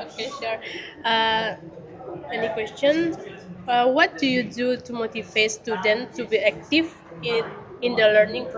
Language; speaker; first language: English; non-native, learner; Indonesian